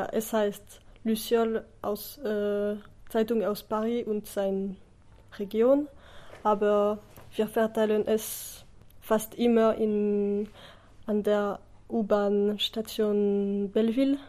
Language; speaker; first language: German; non-native, learner; French